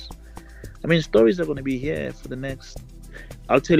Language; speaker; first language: English; non-native, local second language; Tswana